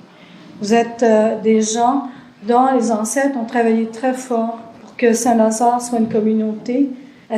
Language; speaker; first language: French; native; French